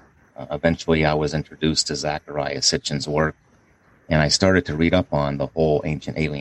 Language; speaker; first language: English; native; English